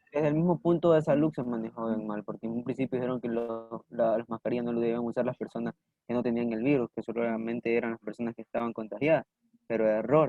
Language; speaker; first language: Spanish; native; Spanish